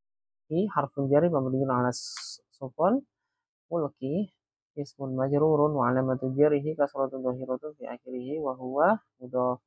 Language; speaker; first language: Arabic; non-native, fluent; Indonesian